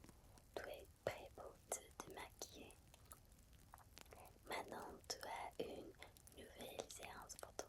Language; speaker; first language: French; non-native, fluent; Spanish